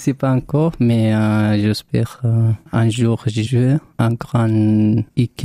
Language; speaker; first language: French; non-native, learner; Arabic